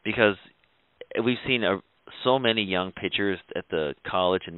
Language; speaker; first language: English; native; English